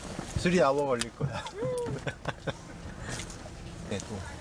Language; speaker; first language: Korean; native; Korean